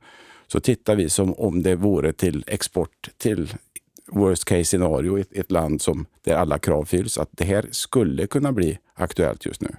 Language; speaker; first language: Swedish; native; Swedish